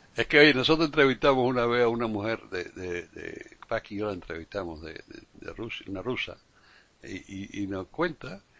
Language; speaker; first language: Spanish; native; Spanish